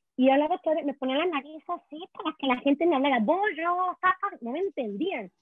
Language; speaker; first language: Spanish; native; Spanish